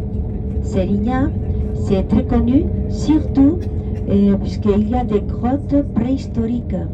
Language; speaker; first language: French; non-native, learner; Spanish